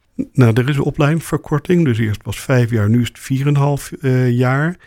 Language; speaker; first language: Dutch; native; Dutch